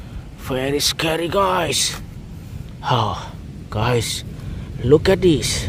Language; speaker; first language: English; non-native, learner; Indonesian